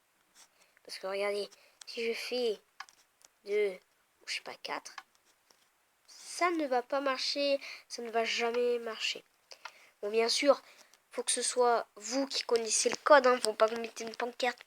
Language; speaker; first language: French; native; French